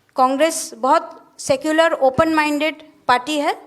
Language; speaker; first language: Hindi; non-native, local second language; Bangla